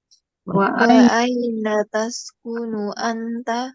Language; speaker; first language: Arabic; non-native, learner; Indonesian